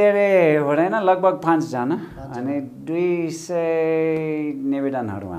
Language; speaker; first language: Nepali; non-native, fluent; English